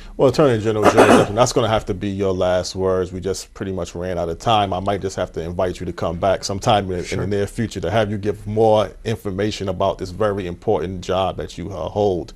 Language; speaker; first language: English; native; English